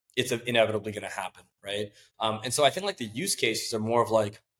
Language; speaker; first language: English; native; English